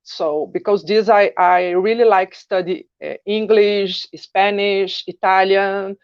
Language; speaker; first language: English; non-native, learner; Portuguese